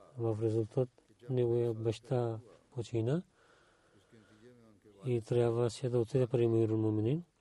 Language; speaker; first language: Bulgarian; non-native, learner; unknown